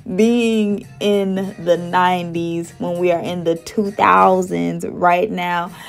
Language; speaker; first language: English; native; English